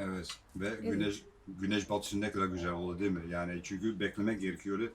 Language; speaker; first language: Turkish; non-native, fluent; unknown